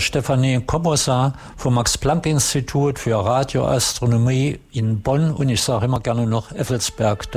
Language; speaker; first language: German; native; German